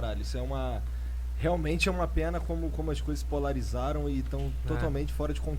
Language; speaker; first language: Portuguese; native; Portuguese